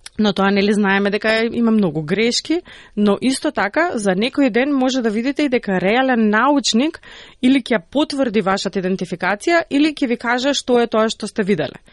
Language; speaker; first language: Macedonian; native; Macedonian